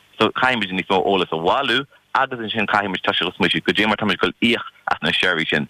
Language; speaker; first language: Irish; non-native, local second language; English